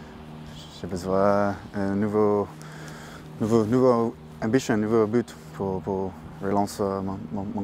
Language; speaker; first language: French; non-native, learner; English